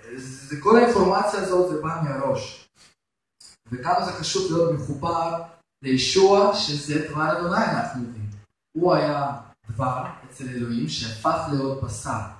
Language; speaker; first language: Hebrew; non-native, fluent; Russian